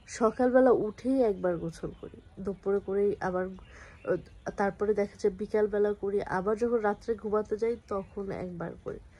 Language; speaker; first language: Bangla; native; Bangla